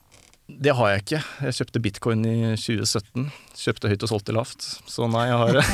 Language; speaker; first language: Norwegian; native; Norwegian